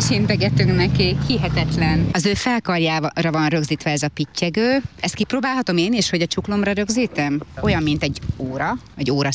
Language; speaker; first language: Hungarian; native; Hungarian